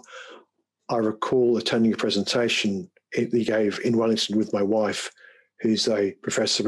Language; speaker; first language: English; native; English